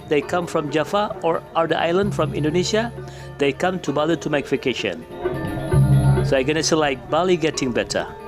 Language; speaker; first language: English; non-native, local second language; Indonesian